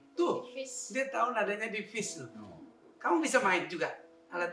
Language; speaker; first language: Indonesian; native; Indonesian